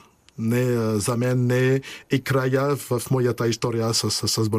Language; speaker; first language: Bulgarian; non-native, learner; French